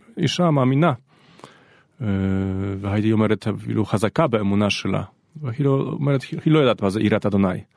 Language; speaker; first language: Hebrew; non-native, fluent; Polish